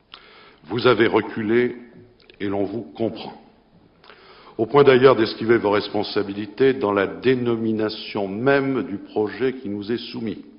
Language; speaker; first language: French; native; French